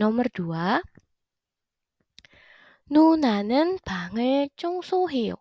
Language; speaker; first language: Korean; non-native, fluent; Indonesian